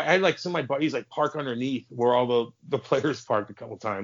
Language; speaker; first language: English; native; English